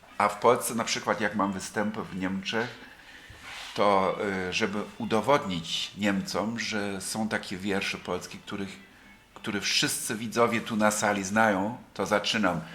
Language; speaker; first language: Polish; non-native, fluent; German